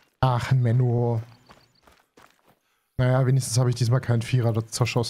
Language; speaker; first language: German; native; German